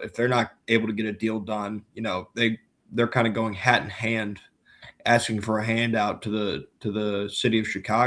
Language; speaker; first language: English; native; English